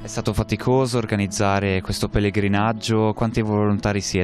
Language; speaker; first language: Italian; native; Italian